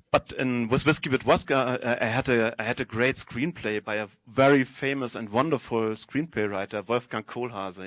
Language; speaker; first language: English; non-native, fluent; German